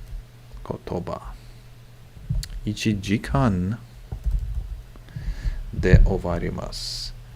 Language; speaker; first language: Japanese; non-native, learner; English